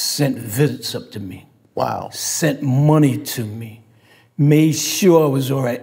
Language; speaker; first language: English; native; English